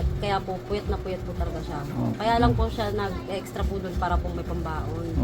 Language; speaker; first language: Filipino; native; Filipino